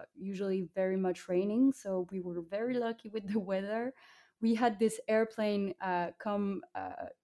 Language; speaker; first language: English; non-native, fluent; French